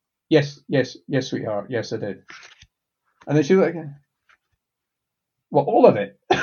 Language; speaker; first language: English; native; English